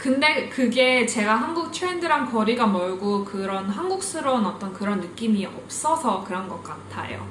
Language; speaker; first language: Korean; early bilingual, heritage; Korean